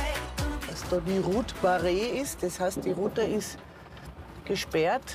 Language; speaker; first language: German; native; German